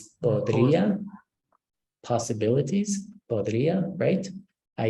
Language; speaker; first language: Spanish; non-native, fluent; English